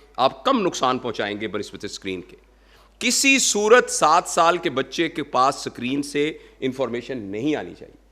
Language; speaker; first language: Urdu; non-native, local second language; Punjabi